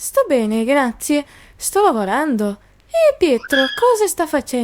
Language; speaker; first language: Italian; non-native, learner; Portuguese